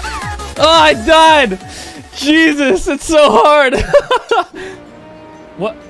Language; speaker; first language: English; native; English